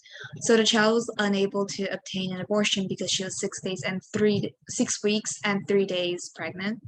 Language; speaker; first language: English; native; English